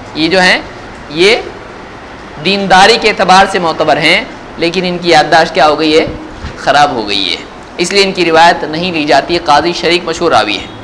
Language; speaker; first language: Urdu; native; Urdu